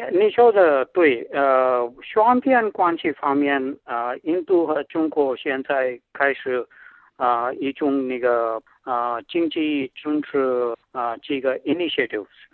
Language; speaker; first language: Chinese; non-native, fluent; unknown